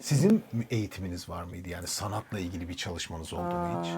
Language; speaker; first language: Turkish; native; Turkish